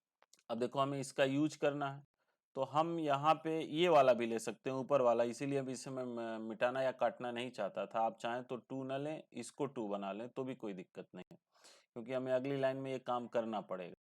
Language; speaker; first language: Hindi; native; Hindi